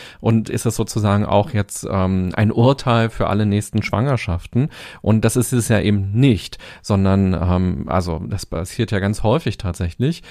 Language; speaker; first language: German; native; German